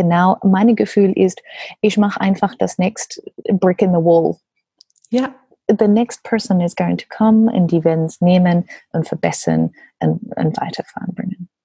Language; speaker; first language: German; non-native, learner; English